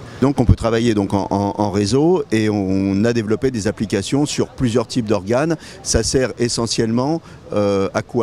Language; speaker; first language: French; native; French